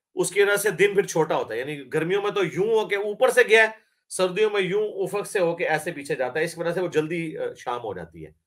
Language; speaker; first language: Urdu; non-native, local second language; Punjabi